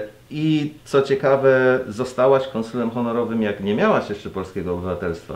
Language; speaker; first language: Polish; native; Polish